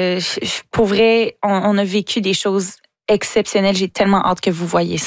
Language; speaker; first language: French; native; French